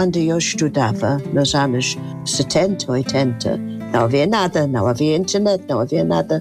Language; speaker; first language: Portuguese; non-native, fluent; English